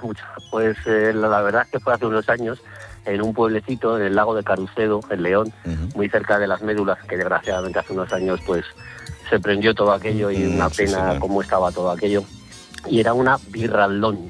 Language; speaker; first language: Spanish; native; Spanish